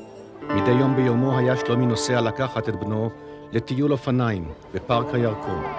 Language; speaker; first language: Hebrew; native; Hebrew